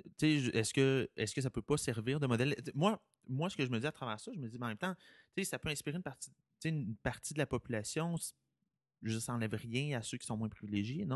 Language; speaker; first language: French; native; French